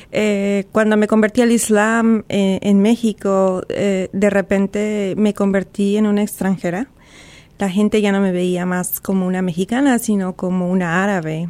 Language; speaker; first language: Spanish; native; Spanish